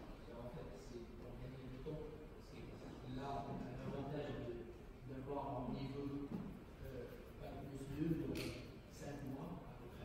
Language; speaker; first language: French; non-native, learner; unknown